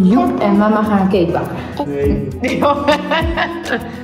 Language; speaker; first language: Dutch; native; Dutch